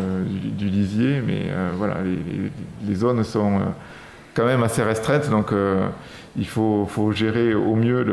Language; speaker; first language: French; native; French